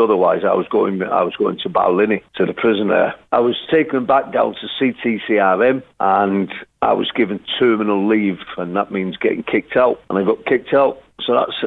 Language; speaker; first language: English; native; English